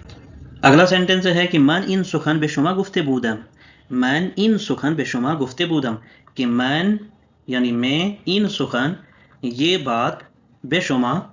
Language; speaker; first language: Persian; non-native, fluent; Urdu